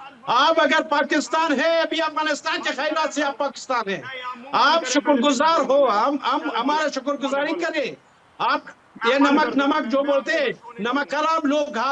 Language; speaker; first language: Hindi; non-native, learner; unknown